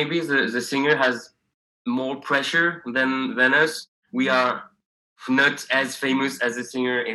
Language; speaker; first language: English; non-native, fluent; French